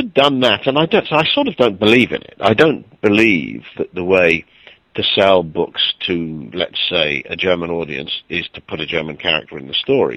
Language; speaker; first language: English; native; English